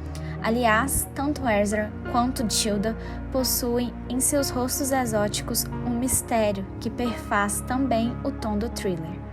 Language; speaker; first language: Portuguese; native; Portuguese